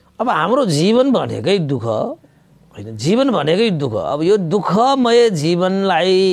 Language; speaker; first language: Nepali; non-native, local second language; Newari